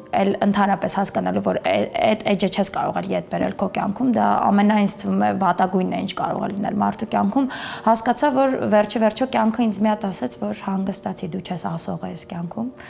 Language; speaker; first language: Armenian; native; Armenian